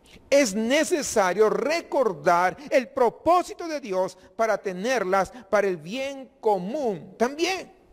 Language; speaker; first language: Spanish; native; Spanish